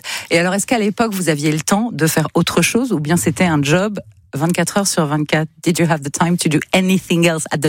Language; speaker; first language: French; native; French